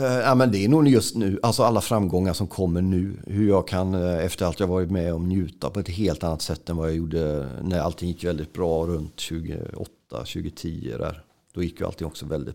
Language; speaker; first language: Swedish; native; Swedish